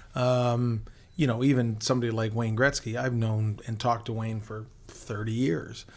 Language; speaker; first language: English; native; English